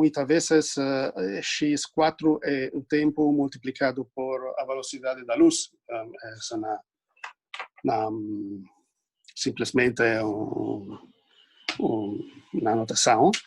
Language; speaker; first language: Portuguese; non-native, fluent; Italian